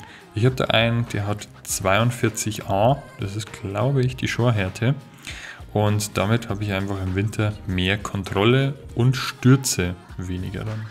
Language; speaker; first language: German; native; German